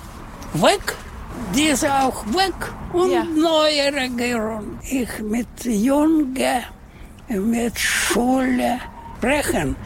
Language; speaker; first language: German; non-native, learner; Russian